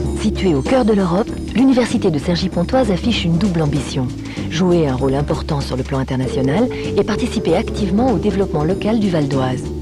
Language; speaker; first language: French; native; French